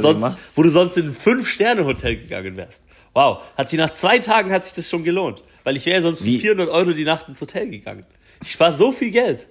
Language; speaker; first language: German; native; German